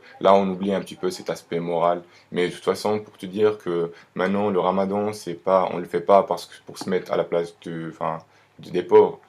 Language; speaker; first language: French; non-native, local second language; Arabic